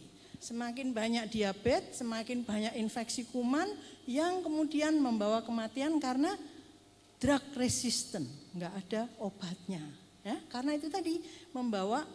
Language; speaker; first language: Indonesian; native; Indonesian